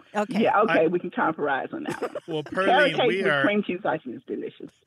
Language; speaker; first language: English; native; English